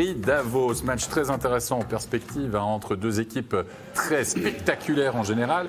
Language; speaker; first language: French; native; French